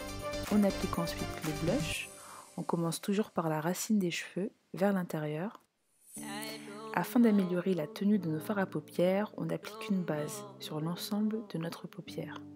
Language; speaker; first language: French; native; French